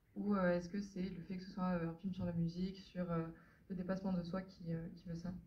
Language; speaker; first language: French; native; French